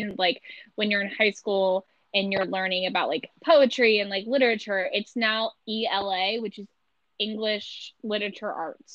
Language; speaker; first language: English; native; English